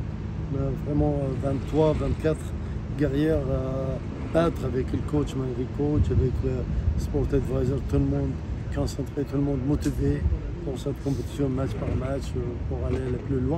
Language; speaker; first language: French; non-native, learner; Arabic